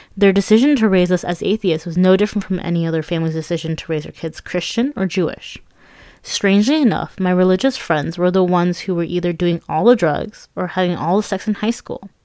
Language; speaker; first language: English; early bilingual, other home language; Persian